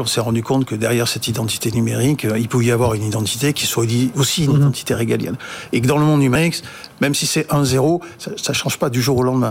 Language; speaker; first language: French; native; French